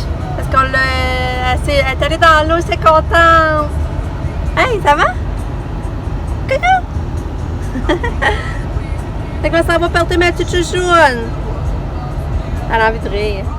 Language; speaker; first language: French; native; French